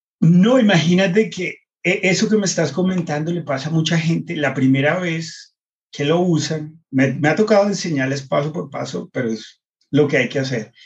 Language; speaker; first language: Spanish; early bilingual, heritage; Spanish